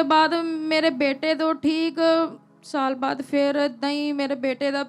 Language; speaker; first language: Hindi; non-native, local second language; Punjabi